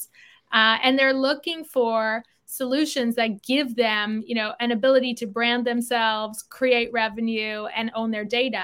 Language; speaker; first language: English; native; English